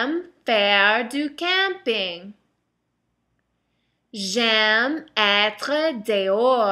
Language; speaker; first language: French; non-native, fluent; English